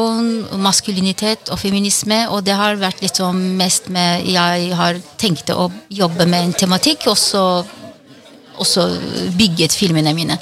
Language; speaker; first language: Norwegian; non-native, fluent; Turkish